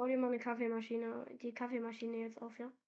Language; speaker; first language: German; native; German